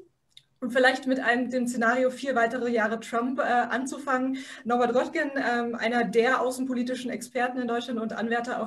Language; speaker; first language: German; native; German